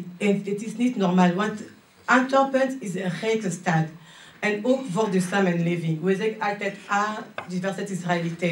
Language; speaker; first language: Dutch; non-native, learner; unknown